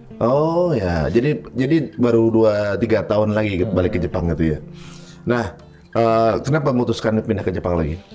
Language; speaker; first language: Indonesian; native; Indonesian